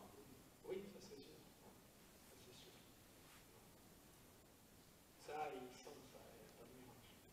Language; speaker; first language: French; native; French